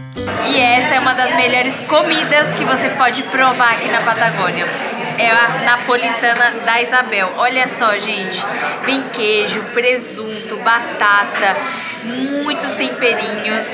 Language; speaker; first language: Portuguese; native; Portuguese